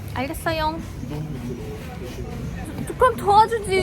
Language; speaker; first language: Korean; non-native, fluent; Turkish